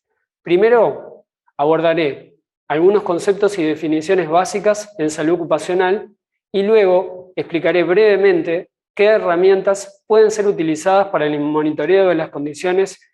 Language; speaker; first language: Spanish; native; Spanish